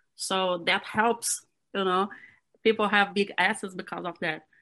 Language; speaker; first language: English; non-native, fluent; Portuguese